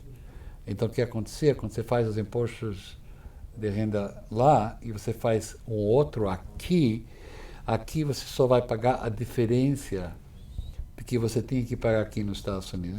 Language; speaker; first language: Portuguese; non-native, fluent; English